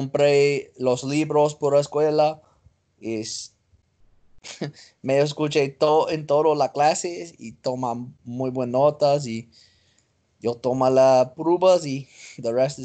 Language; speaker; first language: Spanish; non-native, learner; English